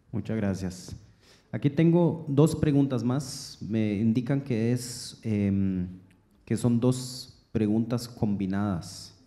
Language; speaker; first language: Spanish; non-native, fluent; German